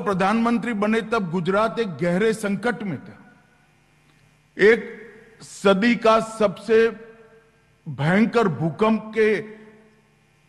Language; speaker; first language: Hindi; non-native, local second language; Gujarati